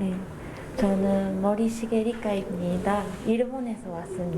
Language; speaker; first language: Korean; non-native, learner; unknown